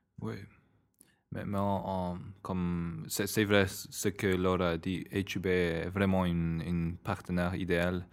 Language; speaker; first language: French; non-native, fluent; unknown